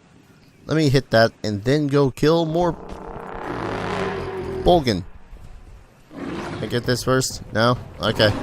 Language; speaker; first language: English; native; English